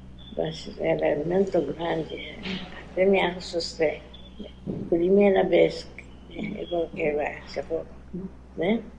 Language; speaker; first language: Portuguese; non-native, learner; Japanese